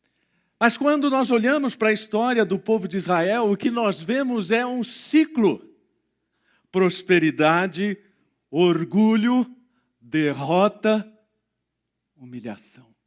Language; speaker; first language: Portuguese; native; Portuguese